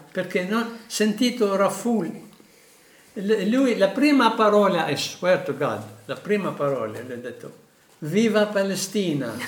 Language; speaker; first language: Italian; non-native, learner; Arabic